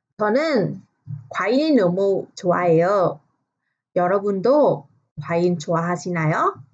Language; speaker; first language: Korean; non-native, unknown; Vietnamese